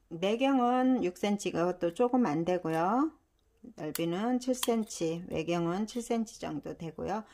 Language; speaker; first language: Korean; native; Korean